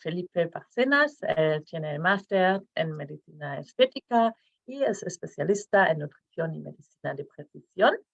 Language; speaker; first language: Spanish; non-native, fluent; Norwegian